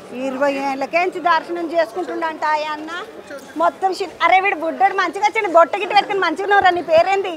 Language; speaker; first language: Telugu; native; Telugu